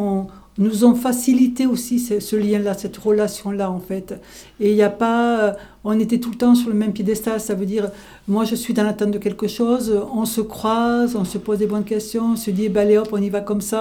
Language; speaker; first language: French; native; French